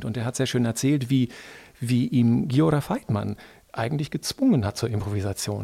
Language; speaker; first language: German; native; German